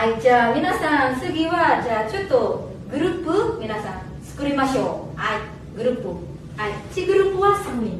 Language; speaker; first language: Japanese; non-native, fluent; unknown